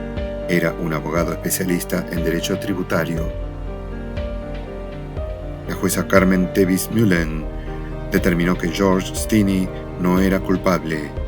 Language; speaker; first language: Spanish; native; Spanish